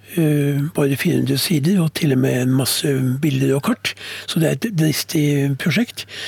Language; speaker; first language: Norwegian; native; Norwegian